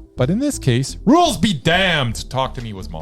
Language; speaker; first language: English; native; English